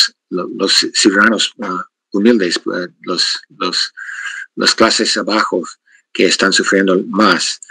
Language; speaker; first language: Spanish; non-native, fluent; English